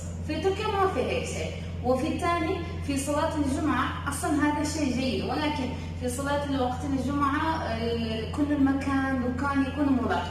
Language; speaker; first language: Arabic; non-native, learner; Turkish